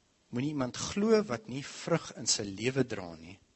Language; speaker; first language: Afrikaans; non-native, local second language; English